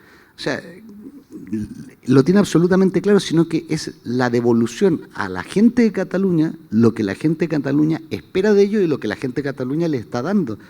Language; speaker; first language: Spanish; native; Spanish